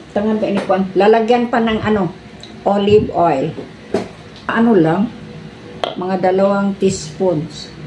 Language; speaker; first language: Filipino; non-native, local second language; Cebuano